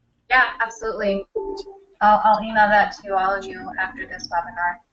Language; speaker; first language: English; native; English